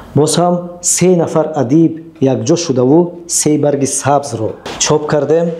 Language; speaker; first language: Tajik; native; Tajik